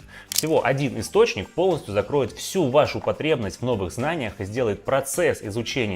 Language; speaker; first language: Russian; native; Russian